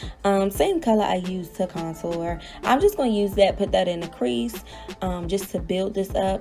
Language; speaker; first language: English; native; English